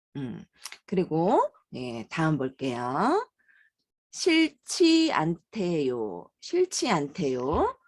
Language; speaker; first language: Korean; native; Korean